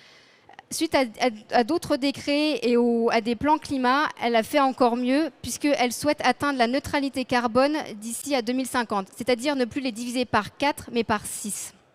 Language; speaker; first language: French; native; French